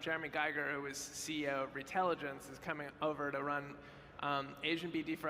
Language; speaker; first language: English; native; English